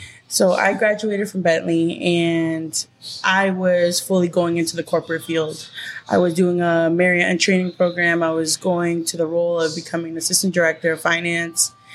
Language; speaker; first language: English; early bilingual, other home language; Spanish